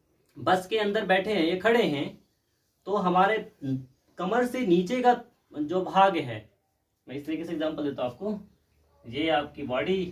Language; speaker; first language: Hindi; native; Hindi